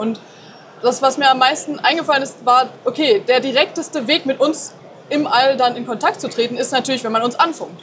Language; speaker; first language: German; native; German